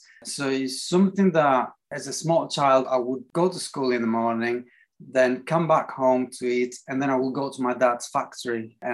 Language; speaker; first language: English; non-native, fluent; Greek